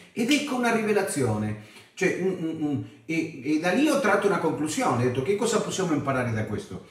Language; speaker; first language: Italian; non-native, fluent; Spanish